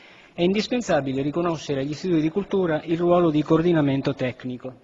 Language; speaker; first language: Italian; native; Italian